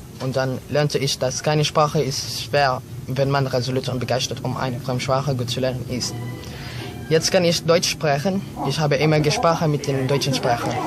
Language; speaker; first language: German; non-native, learner; Filipino